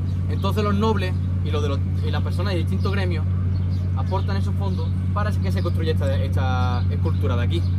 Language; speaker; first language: Spanish; native; Spanish